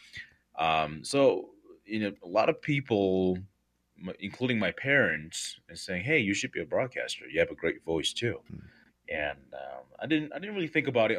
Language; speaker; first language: English; non-native, fluent; Korean